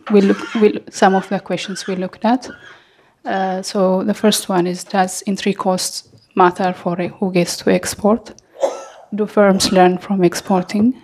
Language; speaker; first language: English; non-native, fluent; Amharic